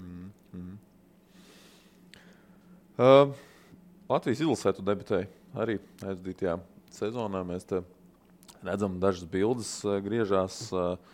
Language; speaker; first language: Latvian; native; Latvian